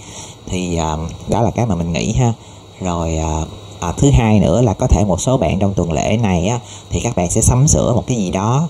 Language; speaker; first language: Vietnamese; native; Vietnamese